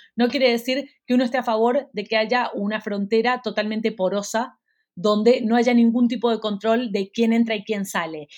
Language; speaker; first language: Spanish; native; Spanish